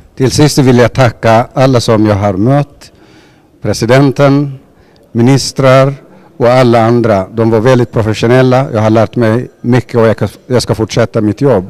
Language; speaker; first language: Swedish; non-native, fluent; Somali